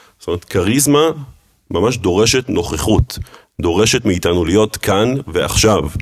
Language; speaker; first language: Hebrew; early bilingual, other home language; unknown